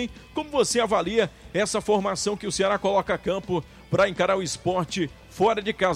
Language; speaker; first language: Portuguese; native; Portuguese